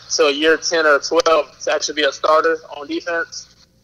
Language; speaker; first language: English; native; English